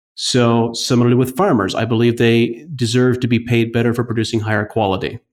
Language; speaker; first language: English; native; English